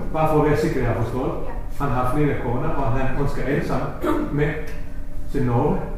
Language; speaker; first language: Danish; non-native, fluent; Bosnian